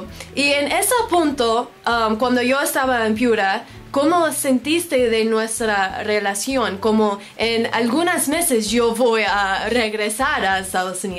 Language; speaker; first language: Spanish; non-native, learner; English